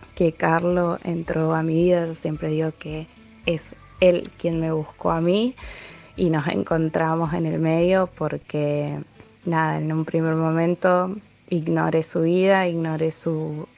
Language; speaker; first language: Spanish; native; Spanish